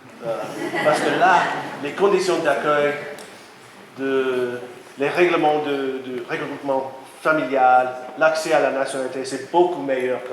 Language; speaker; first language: French; non-native, fluent; Latvian